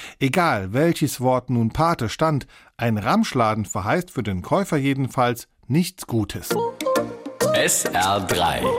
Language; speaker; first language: German; native; German